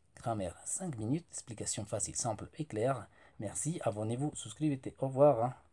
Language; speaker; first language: French; non-native, fluent; Spanish